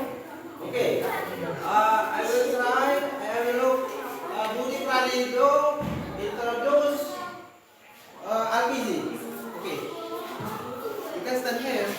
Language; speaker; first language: English; non-native, learner; Indonesian